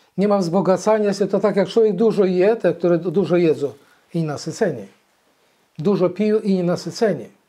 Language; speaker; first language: Polish; early bilingual, heritage; Polish